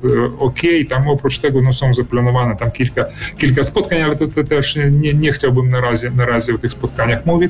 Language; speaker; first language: Polish; early bilingual, heritage; Polish